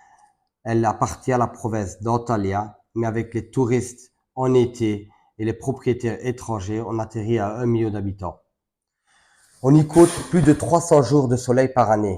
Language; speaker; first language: French; non-native, fluent; Turkish